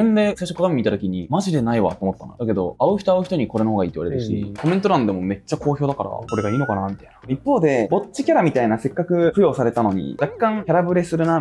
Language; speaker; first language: Japanese; native; Japanese